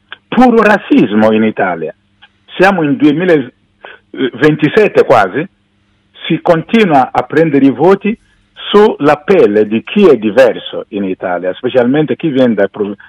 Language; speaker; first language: Italian; non-native, fluent; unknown